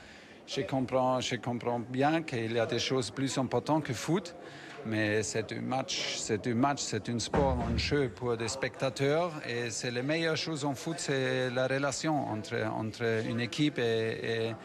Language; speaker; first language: French; non-native, fluent; German